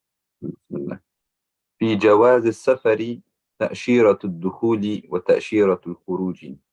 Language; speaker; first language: Arabic; non-native, learner; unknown